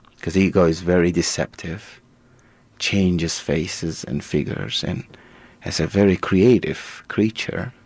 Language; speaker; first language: English; non-native, fluent; Persian